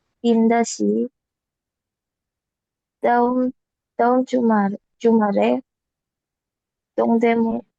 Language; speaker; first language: Korean; non-native, learner; Indonesian